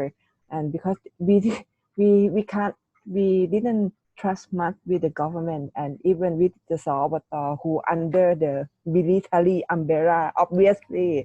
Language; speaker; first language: English; non-native, learner; Thai